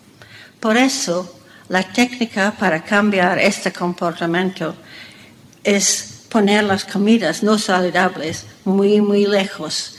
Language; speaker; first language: Spanish; non-native, fluent; English